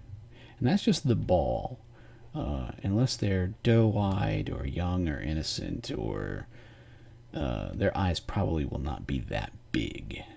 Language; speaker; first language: English; native; English